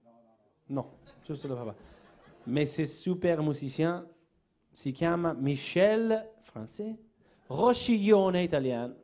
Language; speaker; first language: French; non-native, learner; Italian